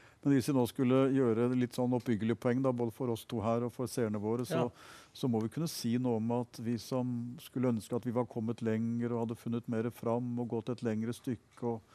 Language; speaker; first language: Norwegian; native; Norwegian